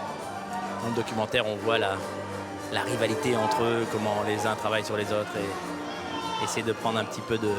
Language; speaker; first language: French; native; French